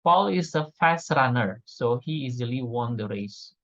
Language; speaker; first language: English; non-native, fluent; Indonesian